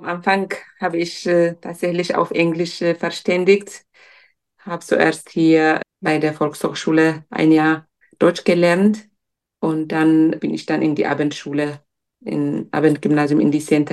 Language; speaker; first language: German; non-native, fluent; Tigrinya